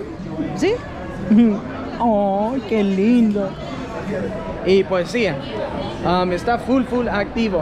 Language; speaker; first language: Spanish; non-native, fluent; English